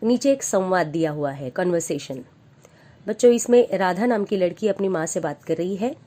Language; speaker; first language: Hindi; non-native, local second language; Marathi